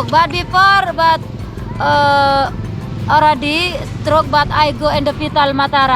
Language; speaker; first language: English; non-native, learner; Sasak